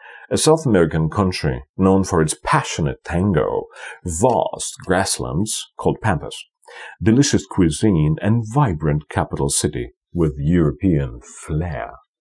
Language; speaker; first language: English; non-native, fluent; Polish